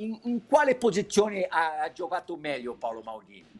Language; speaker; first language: Italian; non-native, learner; Portuguese